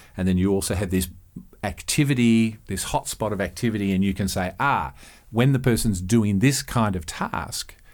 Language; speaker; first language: English; native; English